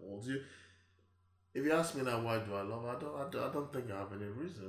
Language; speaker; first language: English; non-native, local second language; Igbo